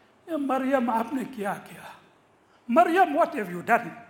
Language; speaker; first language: English; native; English